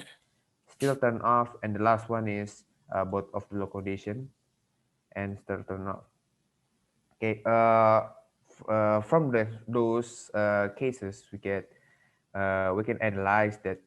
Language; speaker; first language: English; non-native, learner; Indonesian